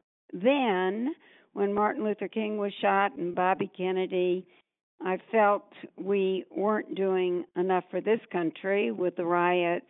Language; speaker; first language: English; native; English